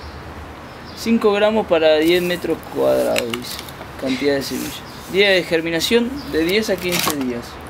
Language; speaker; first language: Spanish; native; Spanish